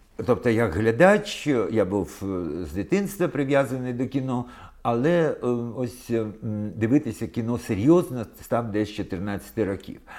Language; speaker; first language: Ukrainian; non-native, local second language; Russian